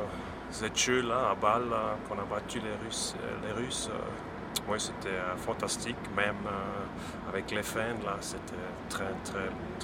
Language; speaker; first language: French; non-native, local second language; German